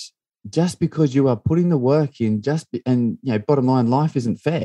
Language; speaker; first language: English; native; English